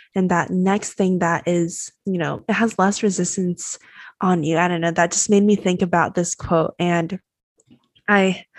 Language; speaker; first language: English; non-native, fluent; Chinese